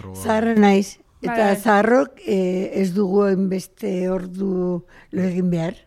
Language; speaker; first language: Basque; non-native, local second language; Spanish